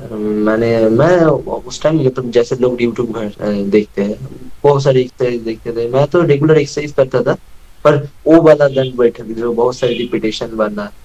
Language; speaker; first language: Hindi; non-native, local second language; Bangla